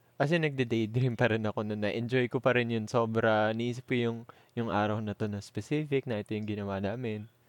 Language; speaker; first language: Filipino; native; Filipino